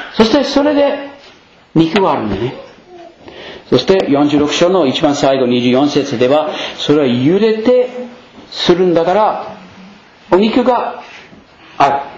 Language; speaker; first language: Japanese; non-native, fluent; English